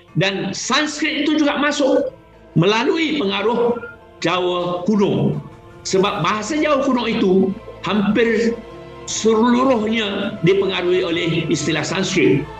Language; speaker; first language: Malay; native; Malay